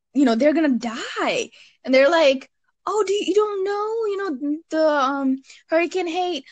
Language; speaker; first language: English; early bilingual, other home language; Bangla